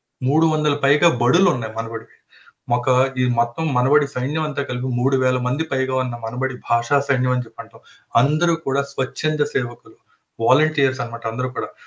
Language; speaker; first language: Telugu; native; Telugu